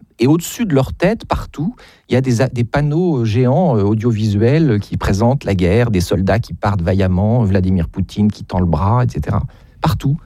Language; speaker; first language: French; native; French